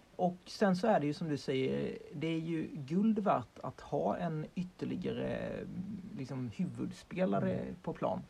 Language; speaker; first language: Swedish; native; Swedish